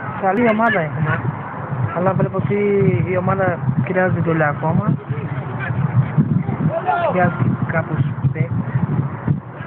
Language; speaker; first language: Greek; non-native, learner; Portuguese